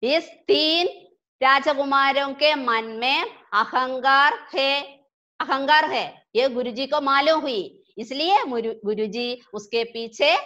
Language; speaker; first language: Hindi; non-native, local second language; Malayalam